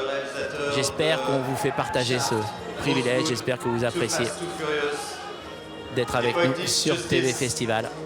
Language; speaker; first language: French; native; French